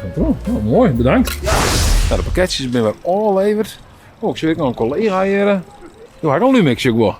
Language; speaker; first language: Dutch; non-native, local second language; Western Frisian